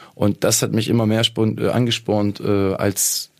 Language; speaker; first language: German; native; German